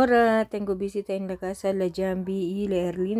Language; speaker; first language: Spanish; non-native, learner; Filipino